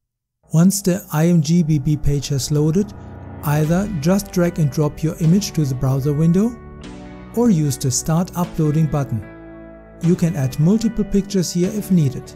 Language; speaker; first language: English; non-native, fluent; German